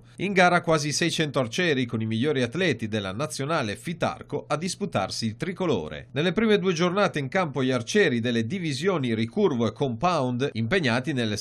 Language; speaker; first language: Italian; native; Italian